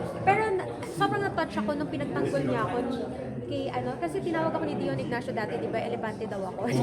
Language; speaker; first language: Filipino; native; Filipino